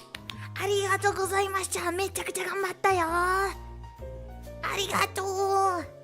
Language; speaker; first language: Japanese; non-native, learner; Indonesian